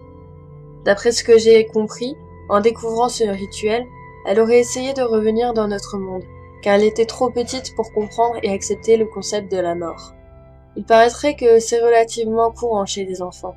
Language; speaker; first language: French; native; French